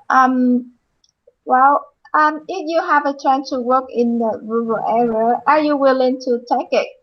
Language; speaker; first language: English; non-native, fluent; Vietnamese